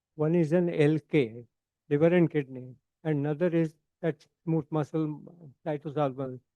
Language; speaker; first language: English; non-native, local second language; Marathi